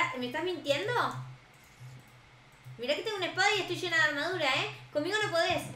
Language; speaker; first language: Spanish; native; Spanish